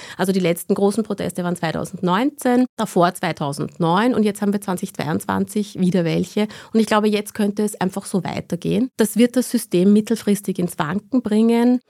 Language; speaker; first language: German; early bilingual, other home language; Persian